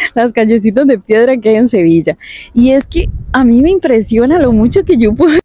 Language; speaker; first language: Spanish; native; Spanish